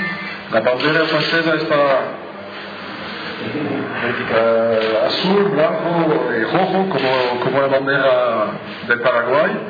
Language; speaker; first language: Spanish; non-native, fluent; French